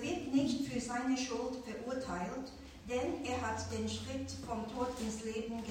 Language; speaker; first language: German; non-native, fluent; Chinese